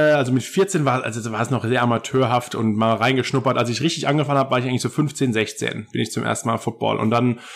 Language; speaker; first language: German; native; German